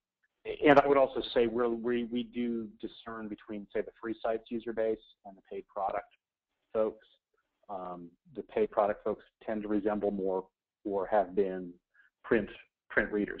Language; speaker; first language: English; native; English